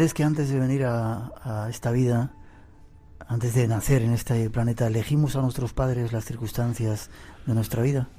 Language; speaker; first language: Spanish; native; Spanish